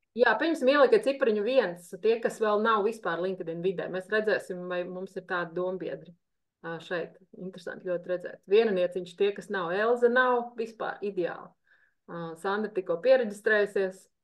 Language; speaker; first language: Latvian; native; Latvian